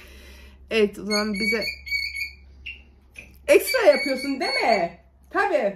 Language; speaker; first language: Turkish; early bilingual, heritage; Turkish